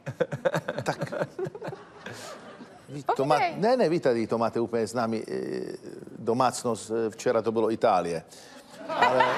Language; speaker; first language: Czech; non-native, fluent; Italian